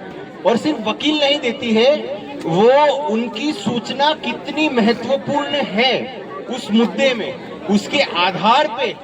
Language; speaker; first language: Hindi; native; Hindi